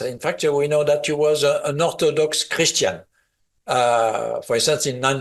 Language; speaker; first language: English; non-native, fluent; French